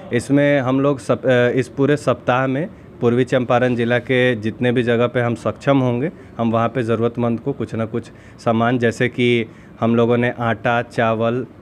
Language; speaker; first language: Hindi; native; Hindi